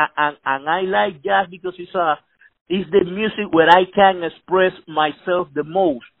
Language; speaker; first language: English; non-native, fluent; Spanish